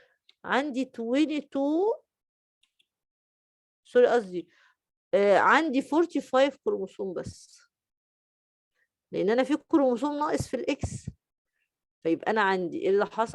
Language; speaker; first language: Arabic; native; Arabic